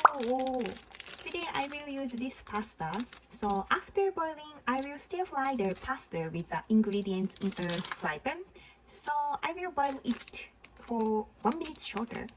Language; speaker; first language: English; non-native, learner; Japanese